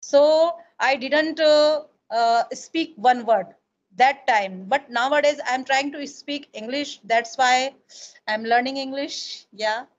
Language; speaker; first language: English; non-native, learner; Hindi